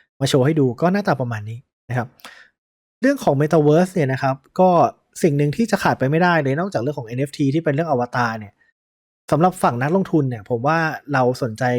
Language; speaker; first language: Thai; native; Thai